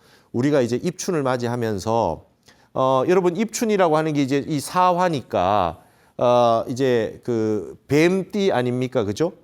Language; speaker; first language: Korean; native; Korean